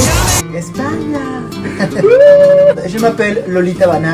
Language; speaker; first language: French; non-native, fluent; Spanish